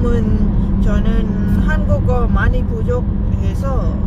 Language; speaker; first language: Korean; non-native, learner; Lao